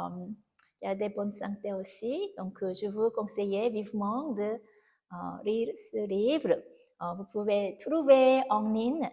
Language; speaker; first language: French; non-native, fluent; Korean